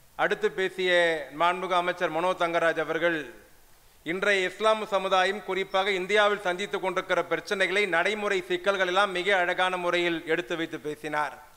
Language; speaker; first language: Tamil; non-native, local second language; Urdu